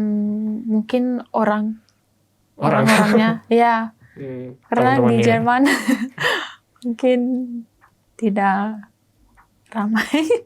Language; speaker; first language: Indonesian; non-native, learner; German